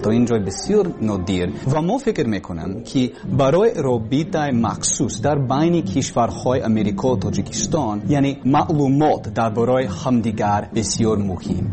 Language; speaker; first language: Persian; non-native, learner; English